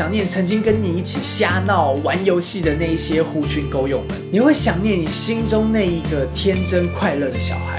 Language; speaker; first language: Chinese; native; Chinese